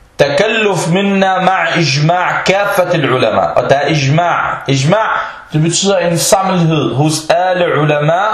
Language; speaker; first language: Danish; early bilingual, other home language; Arabic